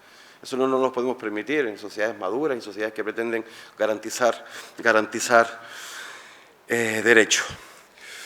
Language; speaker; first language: Spanish; native; Spanish